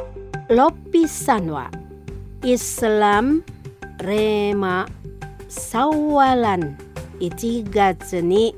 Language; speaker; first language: Japanese; non-native, fluent; Indonesian